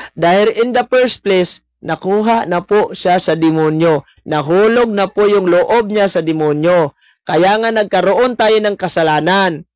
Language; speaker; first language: Filipino; non-native, local second language; Cebuano